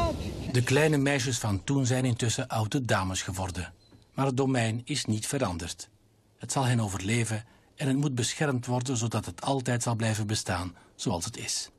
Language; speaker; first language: Dutch; native; Dutch